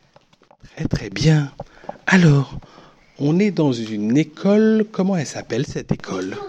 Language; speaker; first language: French; native; French